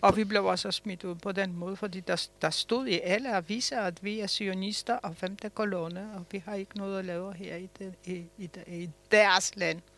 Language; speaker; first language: Danish; non-native, fluent; Polish